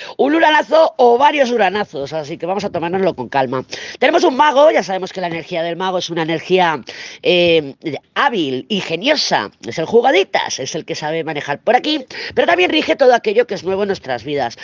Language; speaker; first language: Spanish; native; Spanish